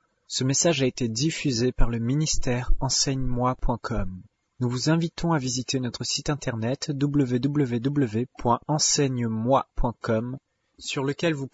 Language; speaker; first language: French; native; French